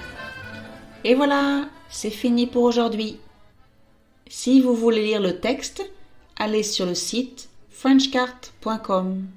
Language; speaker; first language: French; native; French